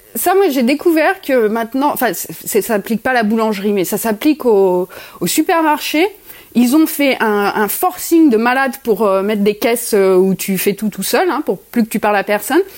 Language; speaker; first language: French; native; French